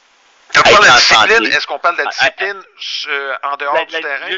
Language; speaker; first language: French; native; French